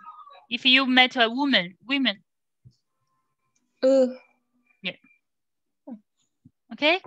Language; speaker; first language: English; non-native, learner; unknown